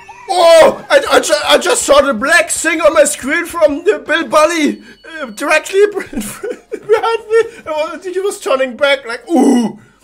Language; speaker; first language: English; non-native, fluent; German